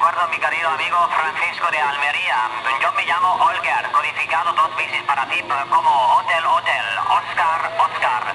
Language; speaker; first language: Spanish; non-native, learner; German